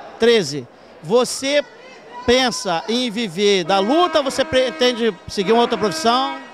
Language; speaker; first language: Portuguese; native; Portuguese